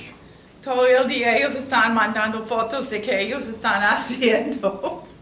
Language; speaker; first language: Spanish; non-native, learner; English